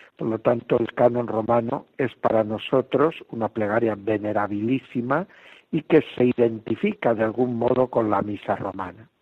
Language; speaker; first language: Spanish; native; Spanish